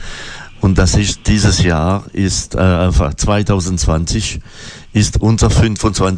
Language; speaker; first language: German; non-native, local second language; French